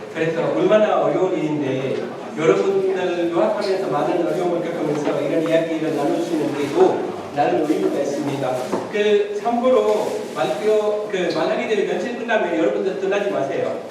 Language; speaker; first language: Korean; non-native, fluent; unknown